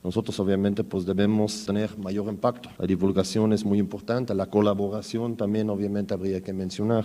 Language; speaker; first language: Spanish; native; Spanish